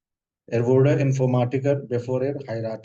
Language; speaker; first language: German; non-native, fluent; Hindi